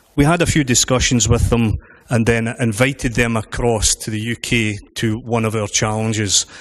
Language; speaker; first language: English; native; English